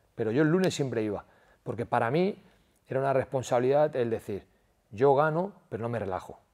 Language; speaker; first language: Spanish; native; Spanish